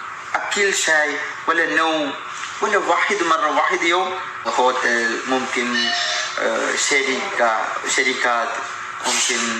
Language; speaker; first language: Arabic; non-native, learner; Malayalam